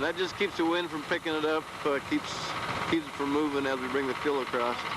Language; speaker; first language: English; native; English